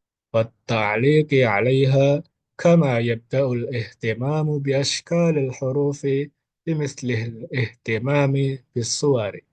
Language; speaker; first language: Arabic; non-native, learner; Indonesian